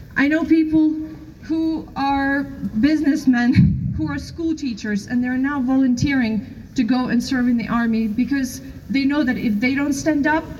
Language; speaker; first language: English; non-native, fluent; Ukrainian